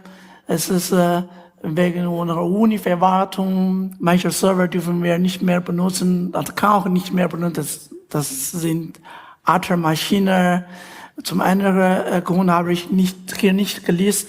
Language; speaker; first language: German; non-native, learner; Chinese